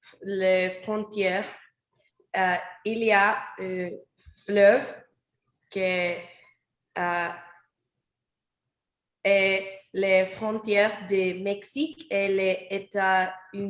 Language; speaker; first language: French; non-native, learner; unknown